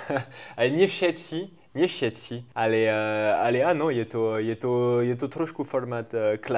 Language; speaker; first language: Slovak; non-native, fluent; French